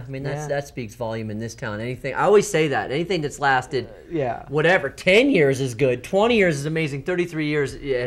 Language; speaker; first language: English; native; English